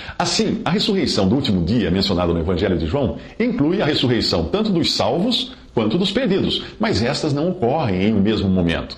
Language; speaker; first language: Portuguese; native; Portuguese